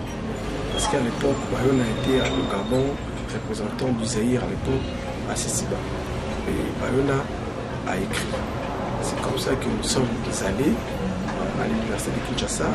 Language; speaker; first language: French; non-native, local second language; Kongo